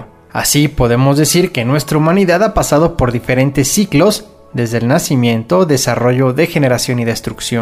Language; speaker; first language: Spanish; native; Spanish